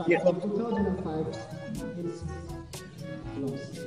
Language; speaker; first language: English; non-native, learner; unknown